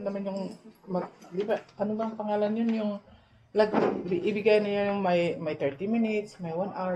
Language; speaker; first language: Filipino; non-native, local second language; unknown